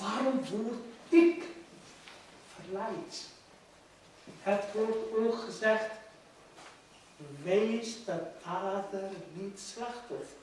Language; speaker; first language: Dutch; non-native, fluent; Urdu